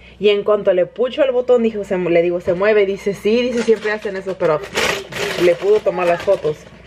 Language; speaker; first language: Spanish; early bilingual, heritage; Spanish